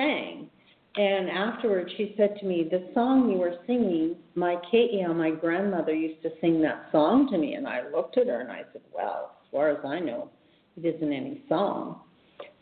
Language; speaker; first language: English; native; English